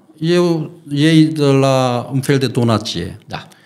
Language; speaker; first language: Romanian; non-native, learner; Korean